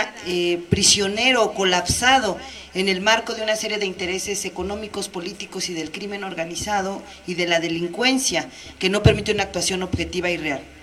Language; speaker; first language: Spanish; native; Spanish